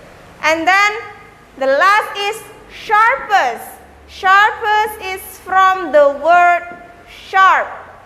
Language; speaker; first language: English; non-native, learner; Indonesian